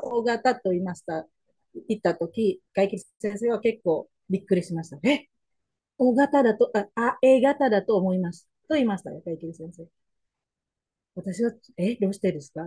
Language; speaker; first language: Japanese; non-native, learner; Indonesian